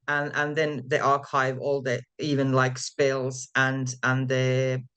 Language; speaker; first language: English; non-native, fluent; Finnish